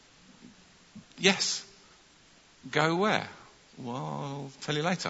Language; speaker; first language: English; native; English